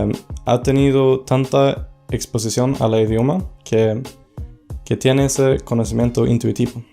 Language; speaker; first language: Spanish; non-native, fluent; Swedish